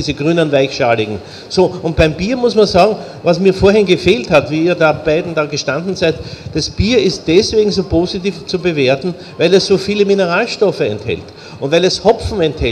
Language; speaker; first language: German; native; German